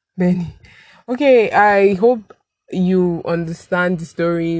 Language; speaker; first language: English; non-native, local second language; Yoruba